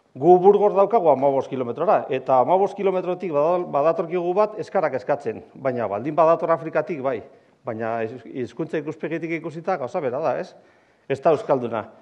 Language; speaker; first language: Basque; non-native, local second language; Spanish